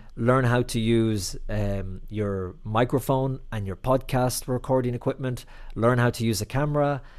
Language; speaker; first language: English; native; English